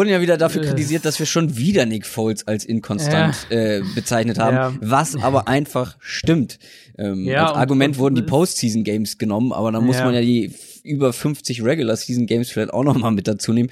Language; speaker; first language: German; native; German